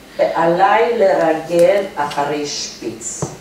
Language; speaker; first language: Hebrew; non-native, fluent; Polish